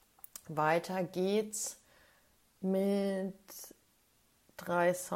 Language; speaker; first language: German; native; German